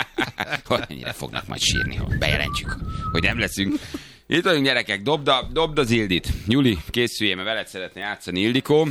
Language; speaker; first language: Hungarian; native; Hungarian